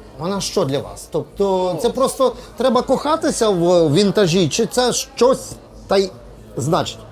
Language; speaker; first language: Ukrainian; native; Ukrainian